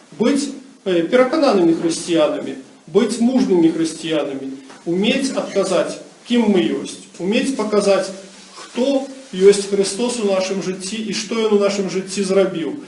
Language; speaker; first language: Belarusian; non-native, local second language; Russian